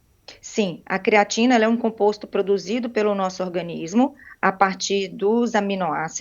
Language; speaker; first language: Portuguese; native; Portuguese